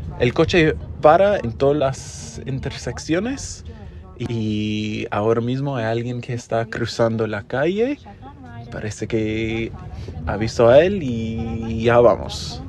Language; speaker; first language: Spanish; non-native, fluent; English